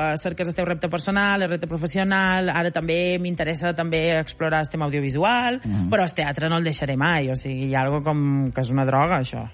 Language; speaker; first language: Catalan; native; Catalan